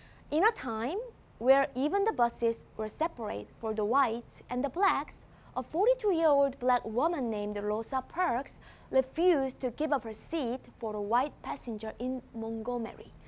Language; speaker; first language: English; non-native, fluent; Korean